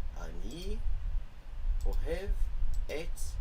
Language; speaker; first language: Hebrew; non-native, learner; English